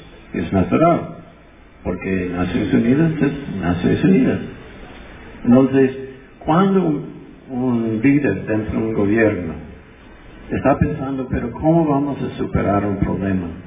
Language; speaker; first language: Spanish; non-native, fluent; English